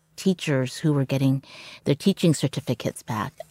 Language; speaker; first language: English; early bilingual, other home language; Cantonese